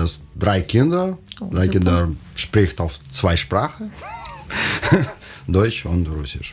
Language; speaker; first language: German; non-native, learner; Russian